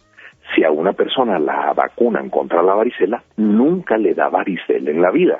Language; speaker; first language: Spanish; native; Spanish